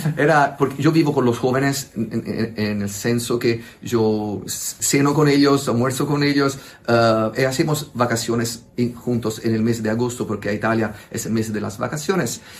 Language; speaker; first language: Spanish; non-native, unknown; Italian